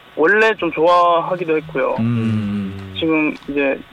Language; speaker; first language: Korean; native; Korean